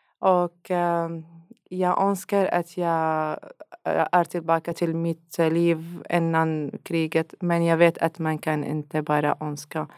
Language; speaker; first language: Swedish; non-native, learner; Arabic